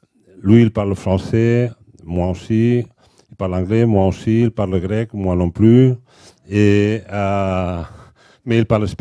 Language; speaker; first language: French; non-native, fluent; Catalan